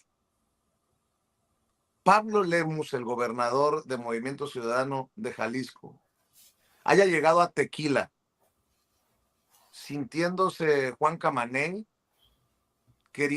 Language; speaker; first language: Spanish; native; Spanish